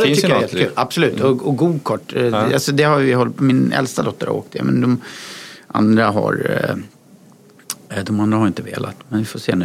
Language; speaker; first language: Swedish; native; Swedish